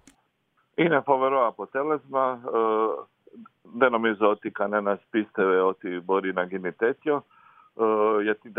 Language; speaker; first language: Greek; non-native, fluent; Croatian